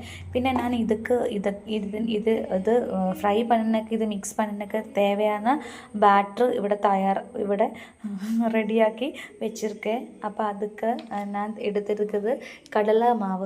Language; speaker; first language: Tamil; non-native, learner; Malayalam